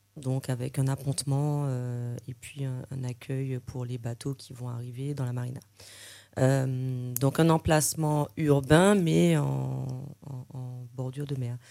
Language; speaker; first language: French; native; French